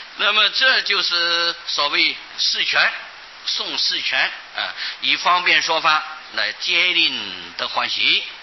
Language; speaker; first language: Chinese; non-native, local second language; Hakka Chinese